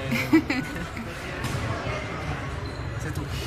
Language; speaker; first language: French; non-native, learner; Spanish